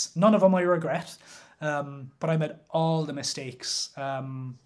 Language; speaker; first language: English; native; English